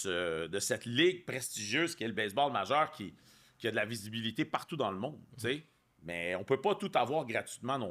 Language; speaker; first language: French; native; French